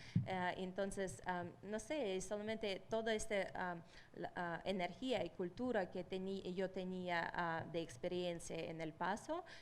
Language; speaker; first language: Spanish; non-native, fluent; Russian